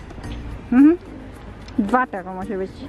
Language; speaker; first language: Polish; non-native, learner; Filipino